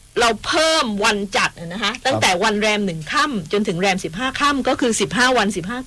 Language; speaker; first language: Thai; native; Thai